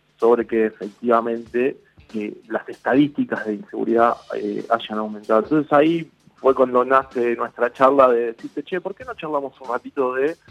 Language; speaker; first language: Spanish; native; Spanish